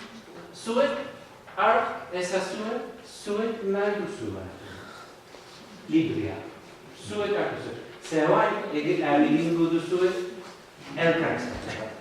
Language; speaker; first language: Basque; non-native, learner; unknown